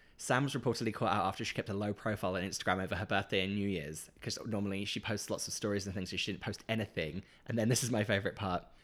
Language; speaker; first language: English; native; English